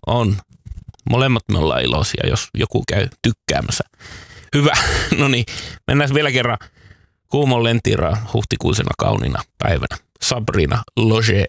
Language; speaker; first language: Finnish; native; Finnish